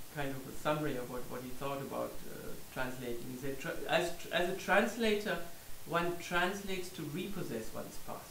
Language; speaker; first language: English; non-native, fluent; German